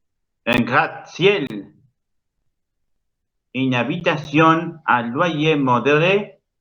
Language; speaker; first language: French; non-native, fluent; Spanish